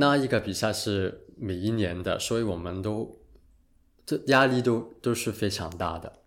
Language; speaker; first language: Chinese; non-native, local second language; Cantonese